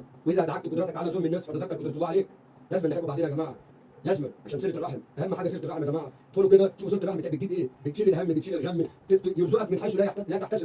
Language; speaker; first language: Arabic; native; Arabic